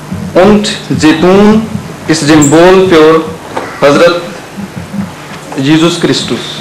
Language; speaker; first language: German; non-native, fluent; Urdu